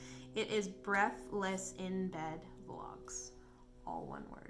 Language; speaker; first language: English; native; English